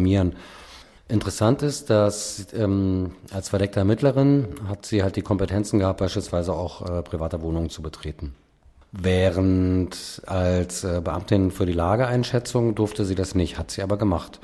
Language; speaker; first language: German; native; German